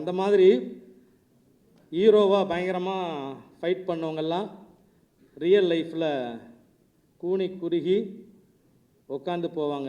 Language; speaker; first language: Tamil; native; Tamil